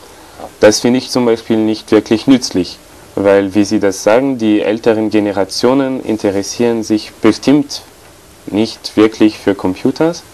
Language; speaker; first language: German; non-native, fluent; French